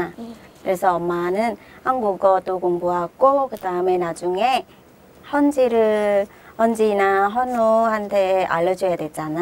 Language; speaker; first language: Korean; non-native, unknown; Khmer